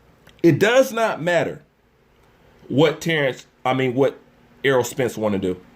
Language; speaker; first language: English; native; English